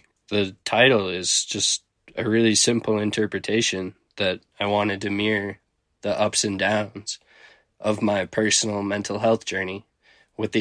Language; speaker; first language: English; native; English